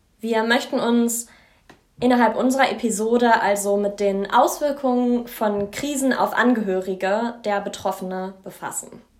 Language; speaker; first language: German; native; German